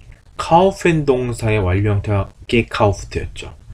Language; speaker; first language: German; non-native, fluent; Korean